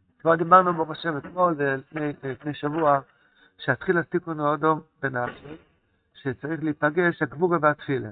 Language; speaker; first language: Hebrew; non-native, fluent; Yiddish